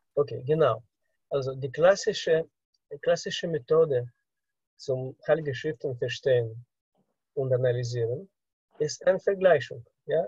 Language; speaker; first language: German; non-native, fluent; Russian